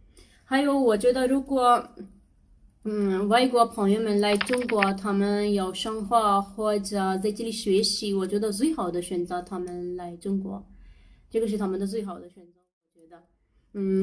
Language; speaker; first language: Chinese; non-native, learner; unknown